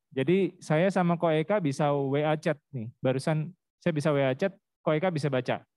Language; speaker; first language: Indonesian; native; Indonesian